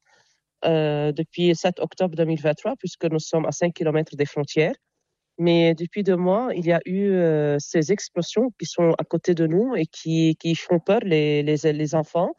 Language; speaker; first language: French; non-native, local second language; Arabic